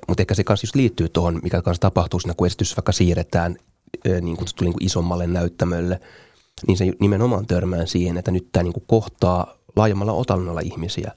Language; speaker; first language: Finnish; native; Finnish